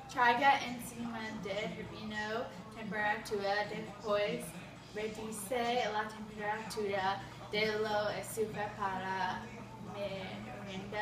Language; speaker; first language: Spanish; non-native, learner; English